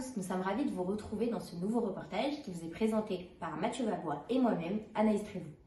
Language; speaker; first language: French; native; French